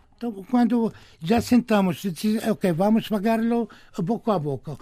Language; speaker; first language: Portuguese; non-native, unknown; Arabic